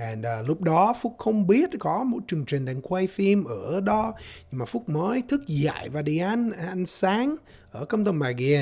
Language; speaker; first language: Vietnamese; non-native, learner; English